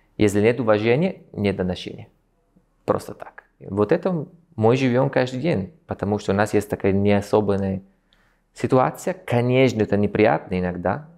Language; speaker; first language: Russian; non-native, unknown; Italian